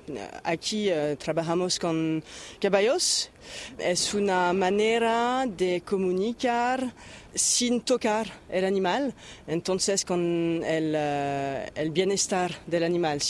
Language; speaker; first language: Spanish; non-native, fluent; French